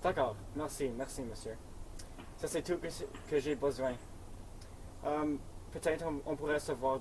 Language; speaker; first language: French; non-native, learner; English